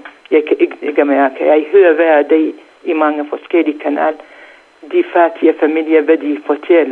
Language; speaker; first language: Danish; non-native, learner; Central Kurdish